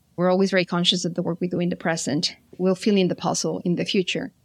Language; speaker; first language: English; non-native, fluent; Spanish